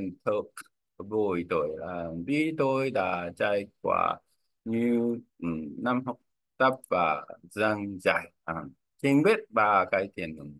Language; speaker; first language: Vietnamese; non-native, learner; Korean